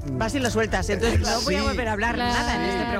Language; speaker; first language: Spanish; native; Spanish